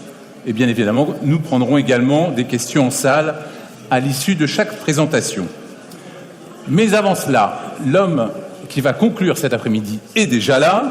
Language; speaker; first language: French; native; French